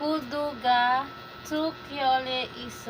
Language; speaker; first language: Korean; non-native, learner; Filipino